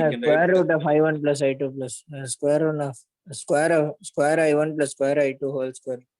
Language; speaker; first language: English; non-native, local second language; Tamil